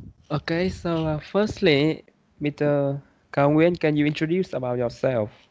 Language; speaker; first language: English; non-native, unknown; Vietnamese